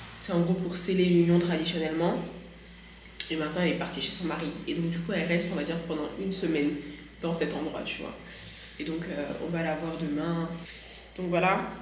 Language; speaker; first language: French; early bilingual, other home language; Bambara